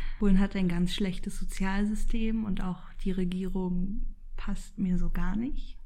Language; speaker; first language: German; early bilingual, other home language; Polish